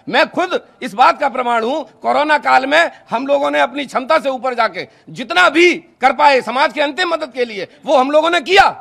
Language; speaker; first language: Hindi; native; Hindi